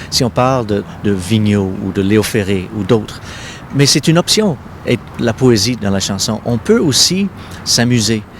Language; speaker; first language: French; non-native, local second language; English